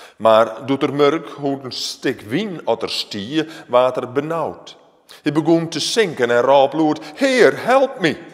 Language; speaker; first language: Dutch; non-native, local second language; Western Frisian